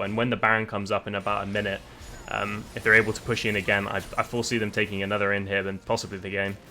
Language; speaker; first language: English; native; English